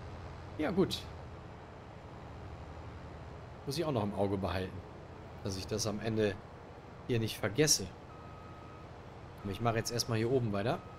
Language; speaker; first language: German; native; German